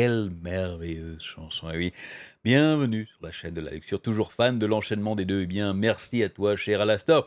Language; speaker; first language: French; native; French